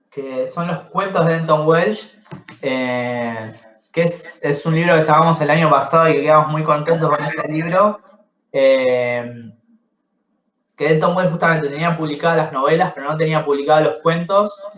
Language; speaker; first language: Spanish; native; Spanish